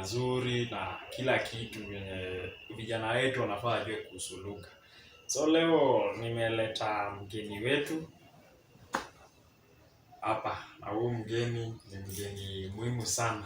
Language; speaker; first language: Swahili; non-native, local second language; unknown